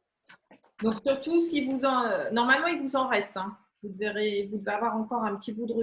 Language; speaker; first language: French; native; French